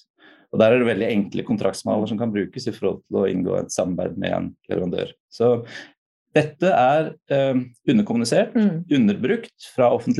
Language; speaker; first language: Norwegian; native; Norwegian